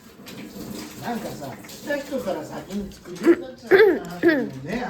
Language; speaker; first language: Japanese; native; Japanese